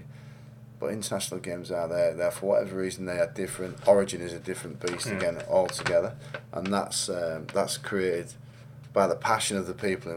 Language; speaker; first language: English; native; English